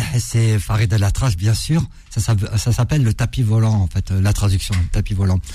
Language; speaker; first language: French; early bilingual, other home language; Arabic